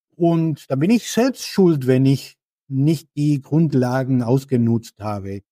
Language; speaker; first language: German; non-native, fluent; Spanish